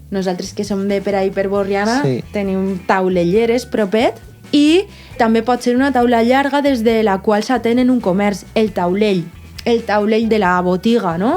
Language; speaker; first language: Catalan; native; Catalan